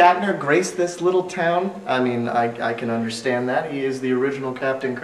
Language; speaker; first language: English; native; English